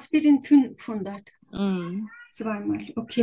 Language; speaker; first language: German; non-native, learner; Turkish